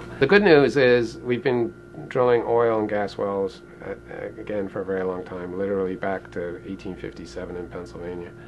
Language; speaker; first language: English; native; English